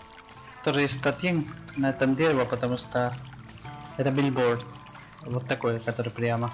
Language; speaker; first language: Russian; non-native, learner; Spanish